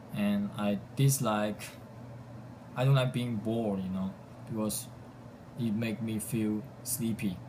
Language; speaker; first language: English; non-native, learner; Chinese